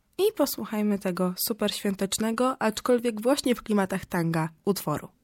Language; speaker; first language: Polish; native; Polish